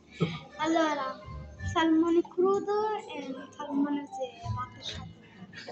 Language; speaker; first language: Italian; early bilingual, other home language; Bangla